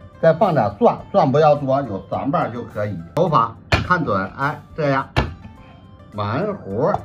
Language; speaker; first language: Chinese; native; Chinese